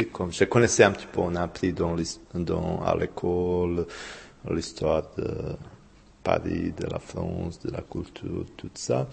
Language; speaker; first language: French; non-native, fluent; Bosnian